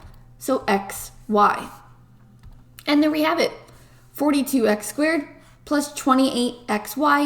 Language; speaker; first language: English; native; English